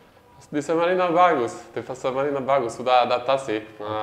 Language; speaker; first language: Indonesian; non-native, learner; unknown